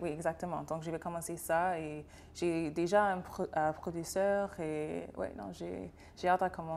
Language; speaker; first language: French; non-native, fluent; English